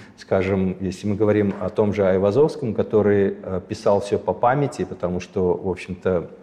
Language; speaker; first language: Russian; native; Russian